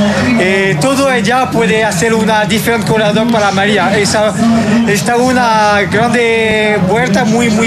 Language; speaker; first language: Portuguese; non-native, learner; French